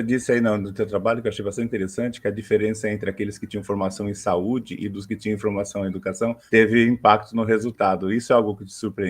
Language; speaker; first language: Portuguese; native; Portuguese